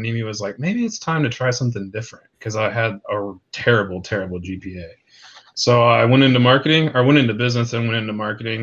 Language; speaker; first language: English; native; English